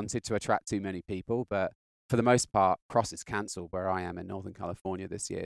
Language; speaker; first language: English; native; English